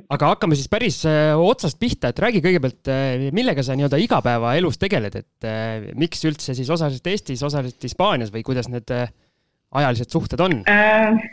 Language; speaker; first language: Estonian; native; Estonian